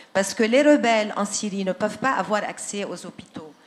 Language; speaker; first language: French; non-native, local second language; Arabic